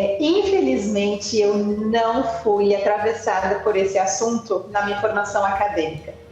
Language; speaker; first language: Portuguese; early bilingual, heritage; German